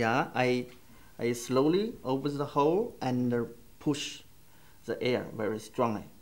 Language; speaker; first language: English; non-native, learner; Chinese